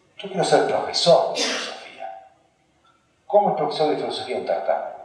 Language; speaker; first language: Spanish; early bilingual, other home language; Hungarian